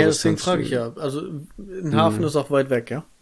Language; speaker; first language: German; native; German